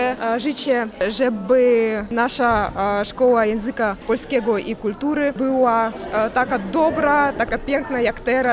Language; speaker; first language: Polish; non-native, learner; Russian